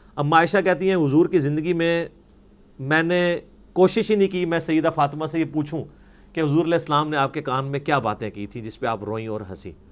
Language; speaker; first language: Urdu; non-native, local second language; Punjabi